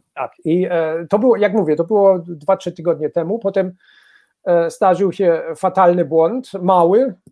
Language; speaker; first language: Polish; non-native, fluent; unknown